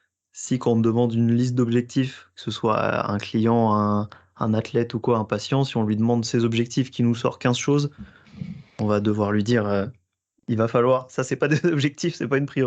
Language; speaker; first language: French; native; French